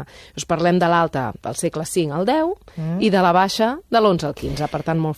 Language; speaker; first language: Catalan; native; Catalan